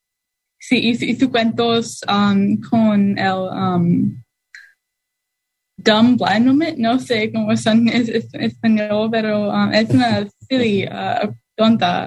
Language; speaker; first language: Spanish; non-native, learner; English